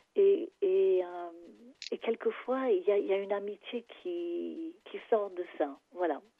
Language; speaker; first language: French; non-native, fluent; English